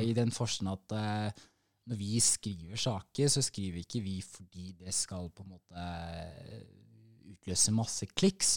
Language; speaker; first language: Norwegian; early bilingual, other home language; Somali